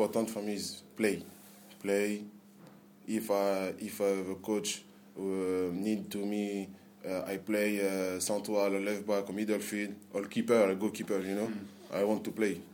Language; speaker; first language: English; non-native, learner; French